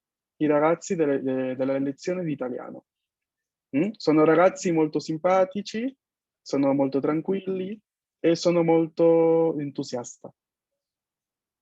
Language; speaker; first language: Italian; non-native, fluent; Spanish